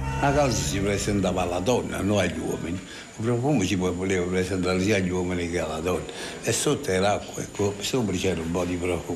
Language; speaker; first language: Italian; native; Italian